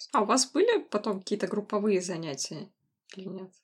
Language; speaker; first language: Russian; native; Russian